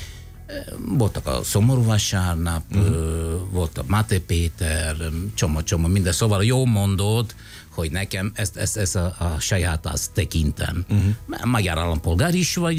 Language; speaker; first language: Hungarian; non-native, fluent; Italian